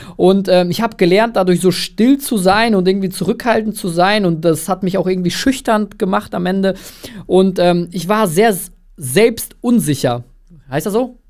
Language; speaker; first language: German; early bilingual, other home language; Russian